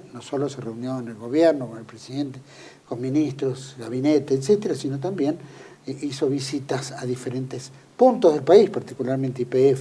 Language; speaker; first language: Spanish; native; Spanish